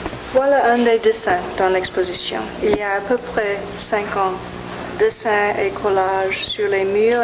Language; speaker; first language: French; non-native, fluent; English